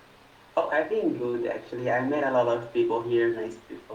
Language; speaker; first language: English; non-native, fluent; Portuguese